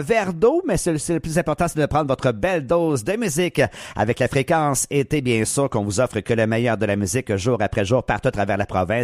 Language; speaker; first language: French; native; French